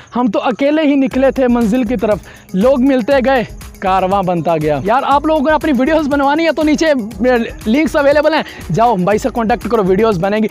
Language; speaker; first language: Urdu; non-native, local second language; Punjabi